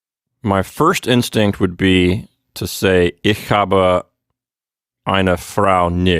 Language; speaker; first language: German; non-native, learner; English